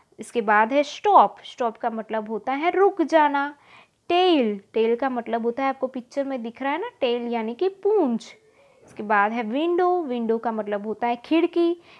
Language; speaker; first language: Hindi; non-native, local second language; Gujarati